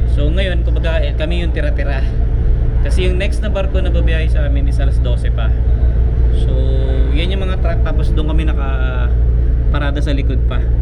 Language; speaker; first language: Filipino; native; Filipino